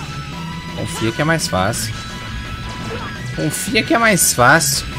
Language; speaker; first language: Portuguese; native; Portuguese